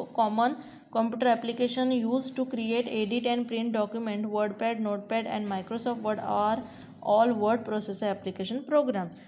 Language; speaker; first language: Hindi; non-native, local second language; Gujarati